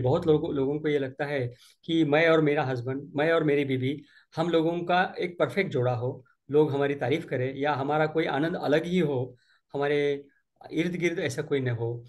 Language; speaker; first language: Hindi; non-native, local second language; Marathi